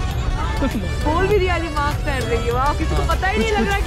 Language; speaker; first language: Hindi; non-native, local second language; Bangla